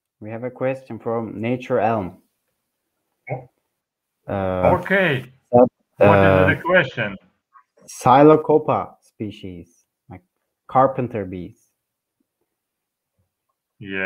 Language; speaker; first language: English; non-native, learner; Turkish